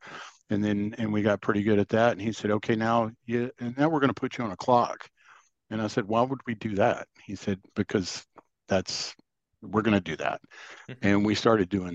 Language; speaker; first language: English; native; English